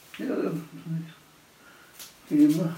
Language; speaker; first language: German; non-native, fluent; Polish